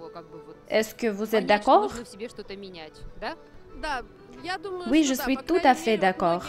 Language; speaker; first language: French; non-native, fluent; Russian